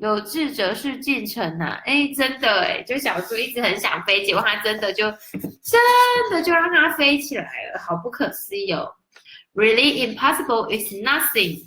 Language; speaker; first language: Chinese; native; Chinese